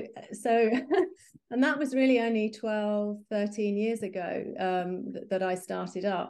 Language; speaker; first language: English; native; English